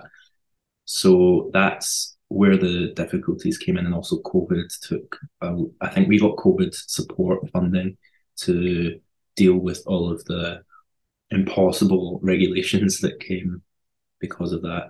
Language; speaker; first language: English; native; English